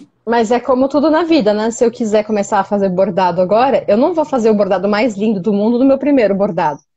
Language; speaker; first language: Portuguese; native; Portuguese